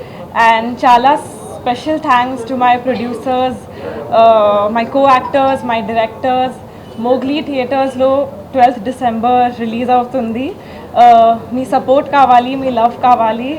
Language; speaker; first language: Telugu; non-native, learner; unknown